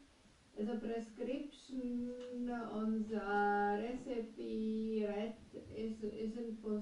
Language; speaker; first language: English; non-native, learner; German